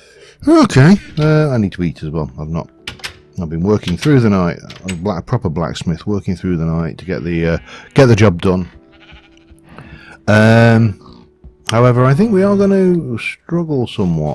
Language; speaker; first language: English; native; English